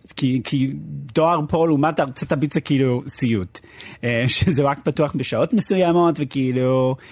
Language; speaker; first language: Hebrew; non-native, fluent; English